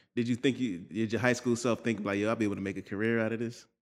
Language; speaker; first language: English; native; English